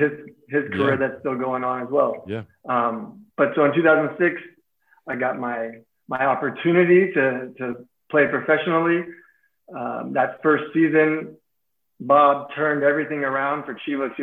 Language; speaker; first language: English; native; English